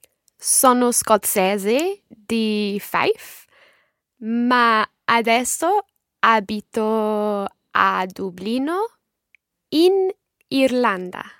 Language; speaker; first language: Italian; non-native, learner; English